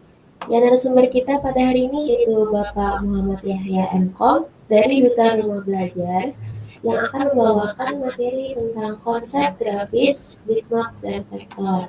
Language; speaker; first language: Indonesian; native; Indonesian